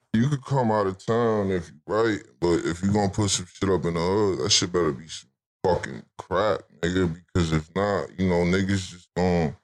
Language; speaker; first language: English; native; English